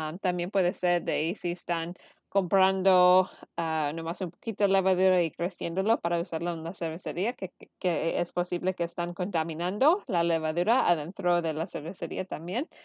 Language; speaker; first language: Spanish; early bilingual, heritage; Spanish